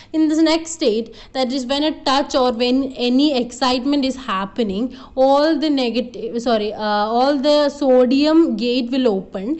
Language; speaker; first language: English; non-native, local second language; Malayalam